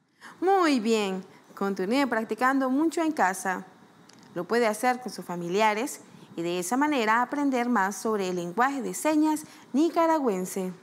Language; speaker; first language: Spanish; native; Spanish